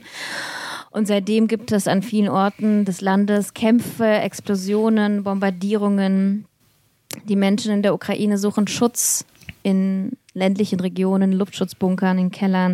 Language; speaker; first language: German; early bilingual, other home language; Russian